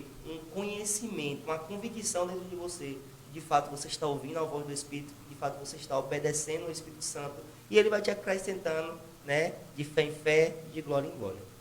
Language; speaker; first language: Portuguese; native; Portuguese